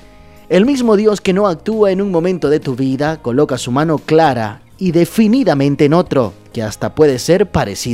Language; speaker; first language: Spanish; native; Spanish